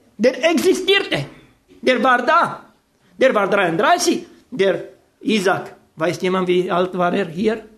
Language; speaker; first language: German; non-native, fluent; Romanian